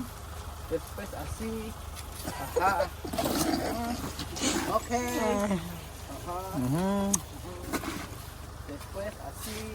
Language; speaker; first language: Spanish; non-native, learner; Filipino